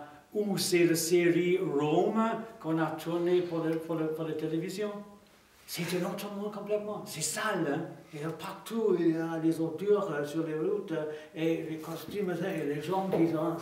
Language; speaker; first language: French; non-native, fluent; English